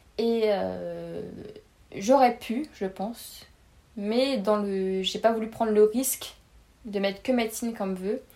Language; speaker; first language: French; native; French